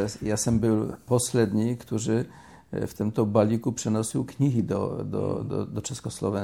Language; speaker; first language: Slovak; non-native, learner; Polish